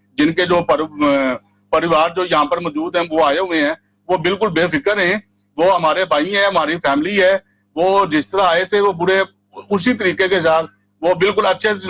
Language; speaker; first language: Urdu; non-native, local second language; Punjabi